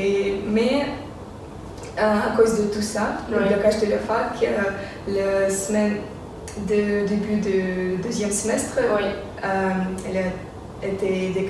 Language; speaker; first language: French; non-native, fluent; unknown